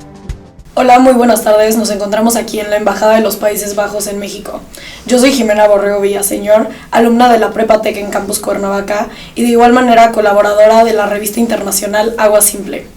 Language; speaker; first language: Spanish; native; Spanish